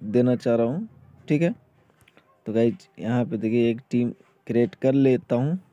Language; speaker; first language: Hindi; native; Hindi